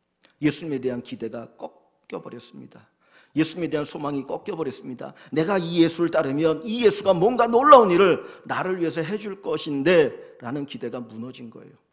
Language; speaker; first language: Korean; native; Korean